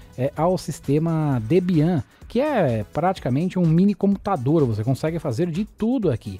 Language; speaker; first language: Portuguese; native; Portuguese